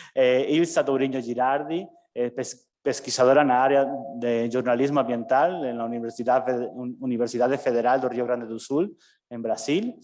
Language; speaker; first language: Spanish; native; Spanish